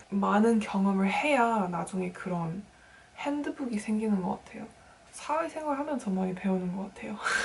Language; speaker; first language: Korean; early bilingual, heritage; Korean